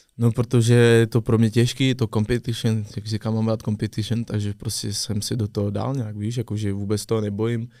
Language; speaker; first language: Czech; non-native, fluent; French